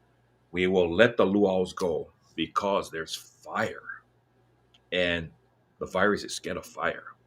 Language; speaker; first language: English; native; English